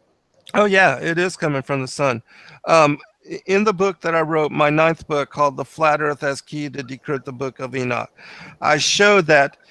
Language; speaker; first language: English; native; English